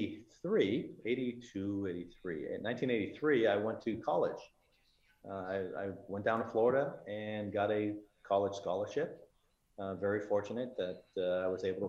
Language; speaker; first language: English; native; English